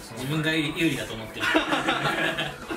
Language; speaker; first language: Japanese; native; Japanese